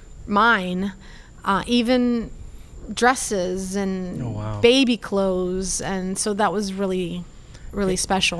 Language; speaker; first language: English; early bilingual, other home language; Spanish